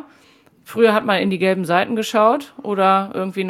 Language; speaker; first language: German; native; German